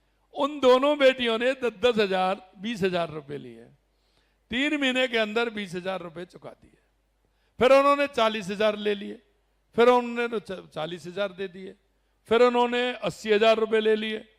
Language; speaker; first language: Hindi; native; Hindi